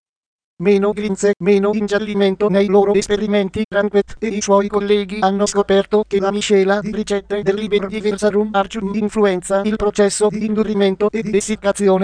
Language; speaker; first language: Italian; native; Italian